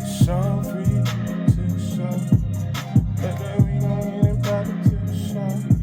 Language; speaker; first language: English; native; English